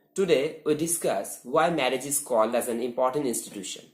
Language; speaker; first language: English; non-native, local second language; Bangla